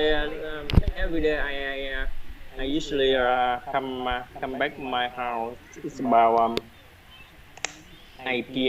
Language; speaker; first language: English; non-native, learner; Vietnamese